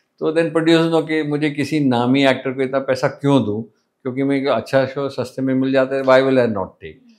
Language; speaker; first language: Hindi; non-native, local second language; English